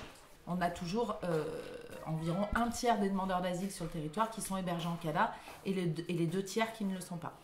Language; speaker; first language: French; native; French